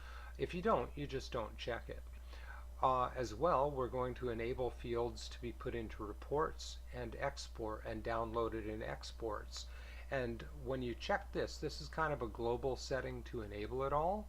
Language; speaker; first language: English; native; English